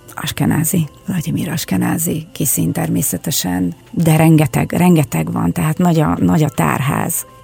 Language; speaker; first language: Hungarian; non-native, fluent; Russian